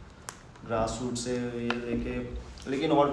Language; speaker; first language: Hindi; non-native, local second language; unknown